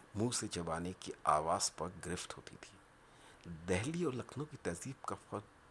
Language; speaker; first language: Urdu; native; Urdu